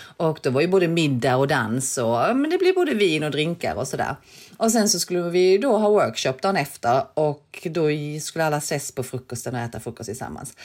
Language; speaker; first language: Swedish; native; Swedish